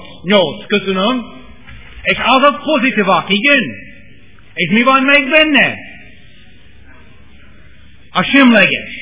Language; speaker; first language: Hungarian; non-native, learner; English